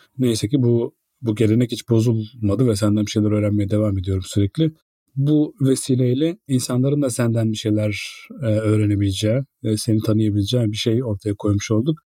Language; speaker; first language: Turkish; native; Turkish